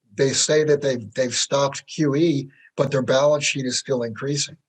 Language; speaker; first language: English; native; English